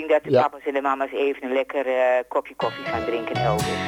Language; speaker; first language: Dutch; native; Dutch